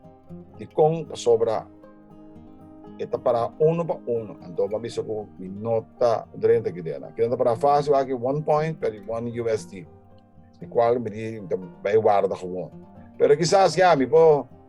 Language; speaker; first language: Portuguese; non-native, learner; Papiamento